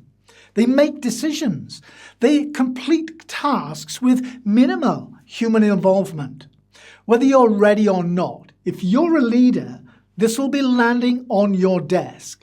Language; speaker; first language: English; native; English